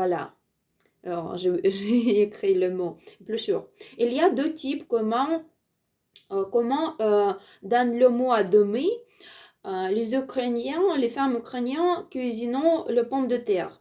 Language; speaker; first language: French; non-native, learner; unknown